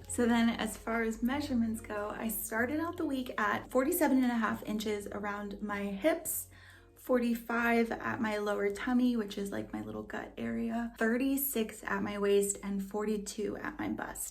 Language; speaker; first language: English; native; English